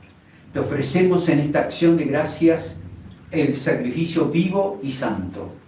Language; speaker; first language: Spanish; native; Spanish